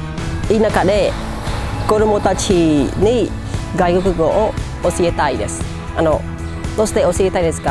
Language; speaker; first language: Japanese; non-native, learner; Khmer